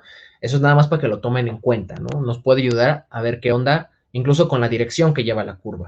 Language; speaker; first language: Spanish; native; Spanish